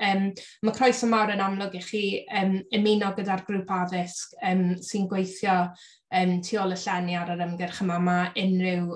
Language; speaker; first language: Welsh; native; Welsh